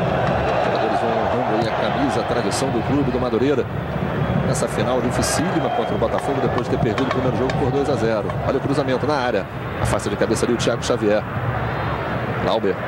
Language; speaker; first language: Portuguese; native; Portuguese